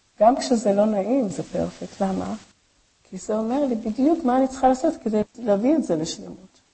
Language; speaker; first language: Hebrew; native; Hebrew